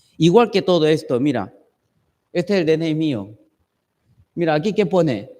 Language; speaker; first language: Spanish; non-native, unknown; Chinese